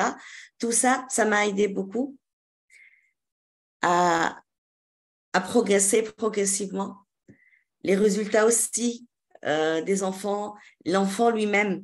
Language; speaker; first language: French; non-native, local second language; Arabic